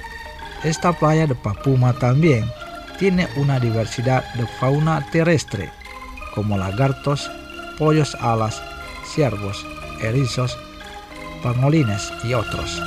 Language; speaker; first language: Spanish; non-native, fluent; Indonesian